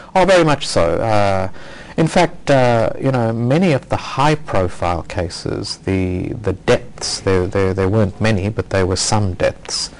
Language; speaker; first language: English; native; English